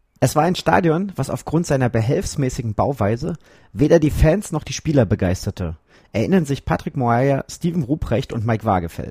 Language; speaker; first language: German; native; German